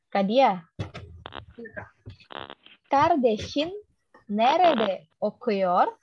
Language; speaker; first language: Turkish; non-native, fluent; Indonesian